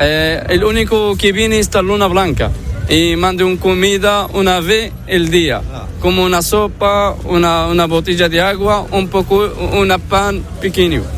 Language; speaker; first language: Spanish; non-native, learner; Arabic